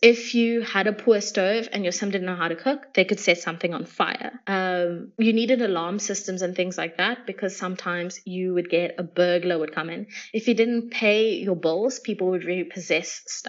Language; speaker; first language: English; native; English